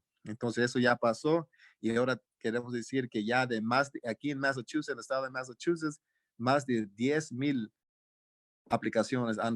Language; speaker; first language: Spanish; early bilingual, heritage; Spanish